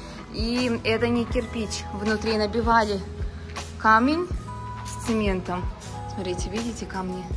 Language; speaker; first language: Russian; native; Russian